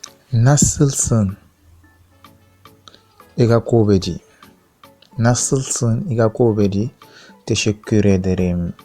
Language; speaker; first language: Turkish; non-native, fluent; Bambara